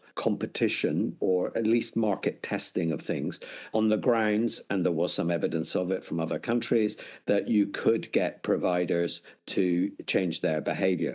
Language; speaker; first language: English; native; English